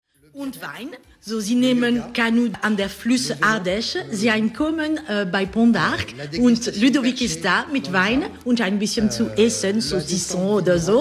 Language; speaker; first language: German; non-native, learner; French